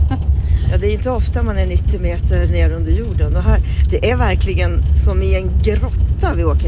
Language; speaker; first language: Swedish; native; Swedish